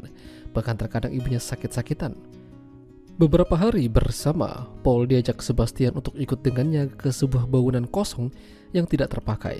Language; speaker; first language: Indonesian; non-native, local second language; Javanese